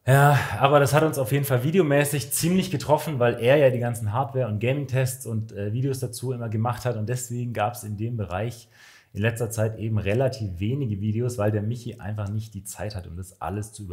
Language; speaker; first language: German; native; German